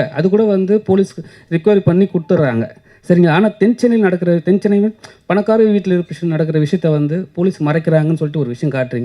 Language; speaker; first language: Tamil; native; Tamil